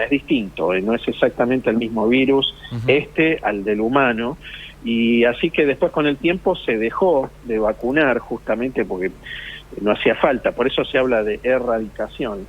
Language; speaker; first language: Spanish; native; Spanish